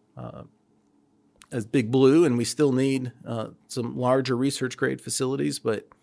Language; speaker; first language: English; native; English